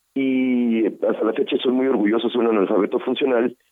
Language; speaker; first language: Spanish; native; Spanish